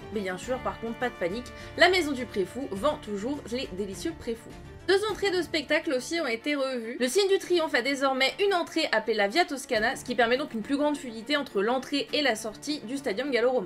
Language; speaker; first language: French; native; French